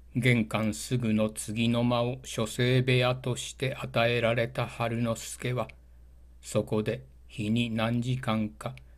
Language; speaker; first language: Japanese; native; Japanese